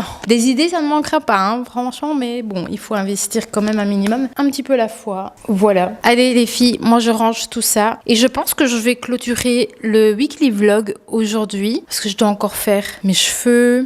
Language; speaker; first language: French; native; French